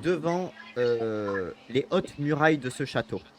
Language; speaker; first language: French; native; French